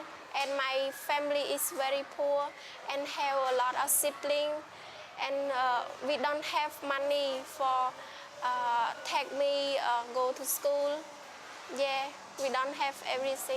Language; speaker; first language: English; non-native, learner; Khmer